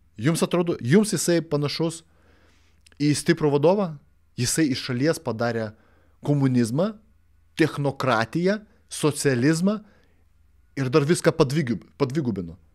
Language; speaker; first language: Lithuanian; non-native, local second language; Russian